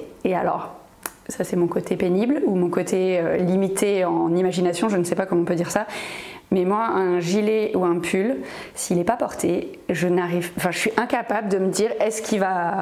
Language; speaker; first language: French; native; French